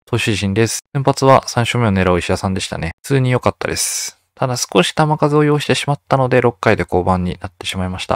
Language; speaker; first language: Japanese; native; Japanese